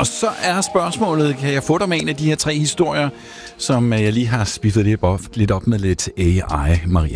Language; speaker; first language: Danish; native; Danish